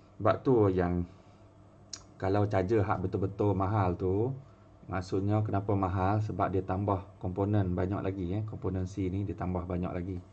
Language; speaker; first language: Malay; native; Malay